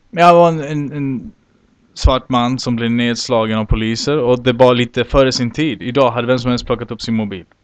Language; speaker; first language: Swedish; native; Swedish